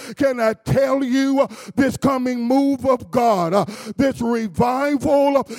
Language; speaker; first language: English; native; English